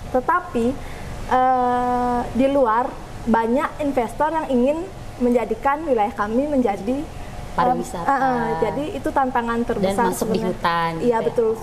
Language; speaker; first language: Indonesian; native; Indonesian